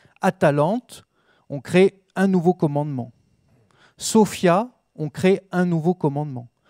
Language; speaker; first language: French; native; French